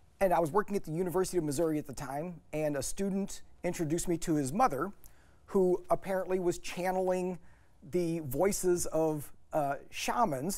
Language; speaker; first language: English; native; English